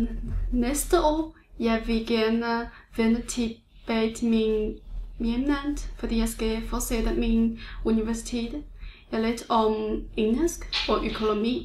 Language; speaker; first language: Danish; non-native, learner; Chinese